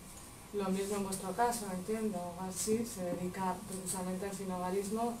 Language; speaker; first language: Spanish; native; Spanish